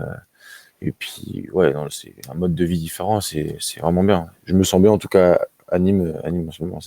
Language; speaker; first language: French; native; French